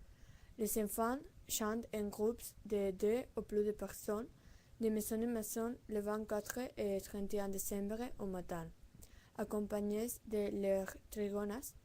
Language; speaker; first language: French; non-native, learner; Spanish